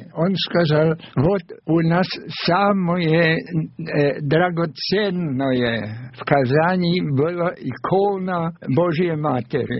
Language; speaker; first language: Russian; non-native, fluent; German